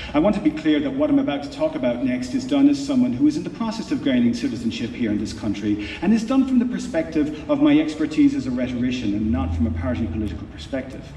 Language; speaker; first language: English; native; English